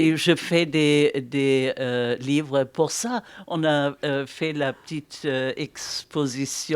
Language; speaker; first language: French; non-native, fluent; German